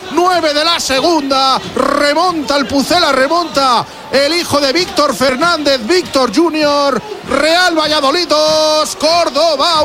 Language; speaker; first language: Spanish; native; Spanish